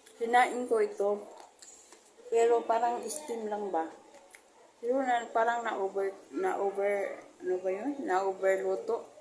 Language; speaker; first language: Filipino; non-native, local second language; Cebuano